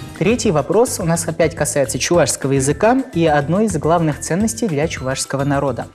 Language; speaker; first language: Russian; non-native, local second language; Chuvash